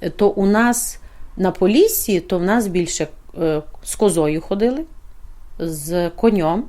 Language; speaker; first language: Ukrainian; native; Ukrainian